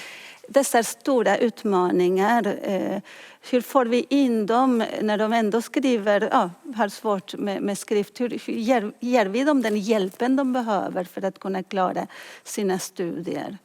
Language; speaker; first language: Swedish; non-native, fluent; Spanish